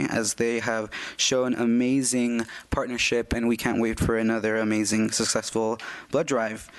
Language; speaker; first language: English; early bilingual, other home language; Spanish